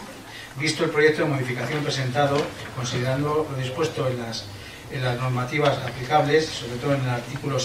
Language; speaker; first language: Spanish; native; Spanish